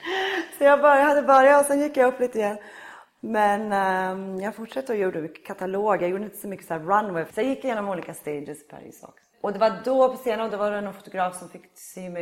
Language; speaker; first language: Swedish; native; Swedish